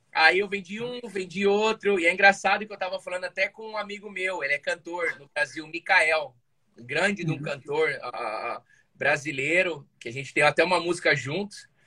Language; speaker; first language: Portuguese; native; Portuguese